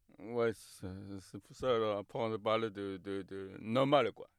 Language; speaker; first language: French; non-native, learner; Chinese